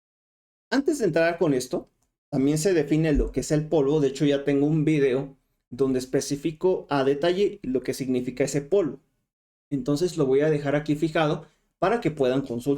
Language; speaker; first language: Spanish; native; Spanish